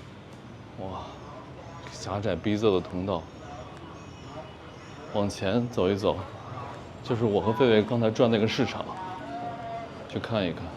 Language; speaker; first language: Chinese; native; Chinese